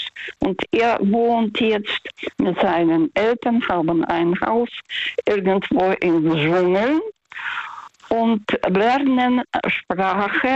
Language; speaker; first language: German; non-native, fluent; Russian